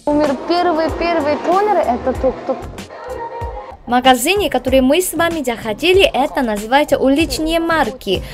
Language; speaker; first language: Russian; non-native, learner; Korean